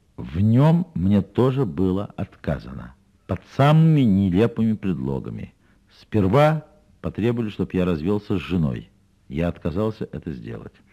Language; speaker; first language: Russian; native; Russian